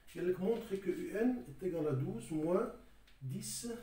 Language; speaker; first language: French; non-native, local second language; Arabic